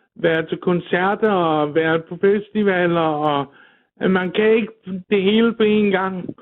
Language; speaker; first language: Danish; native; Danish